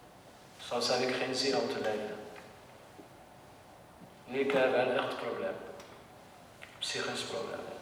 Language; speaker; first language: Dutch; non-native, learner; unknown